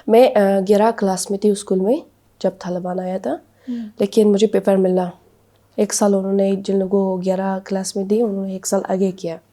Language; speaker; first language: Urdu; non-native, learner; Persian